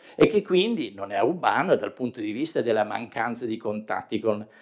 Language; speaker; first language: Italian; native; Italian